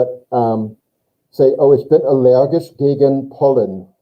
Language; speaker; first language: German; non-native, fluent; English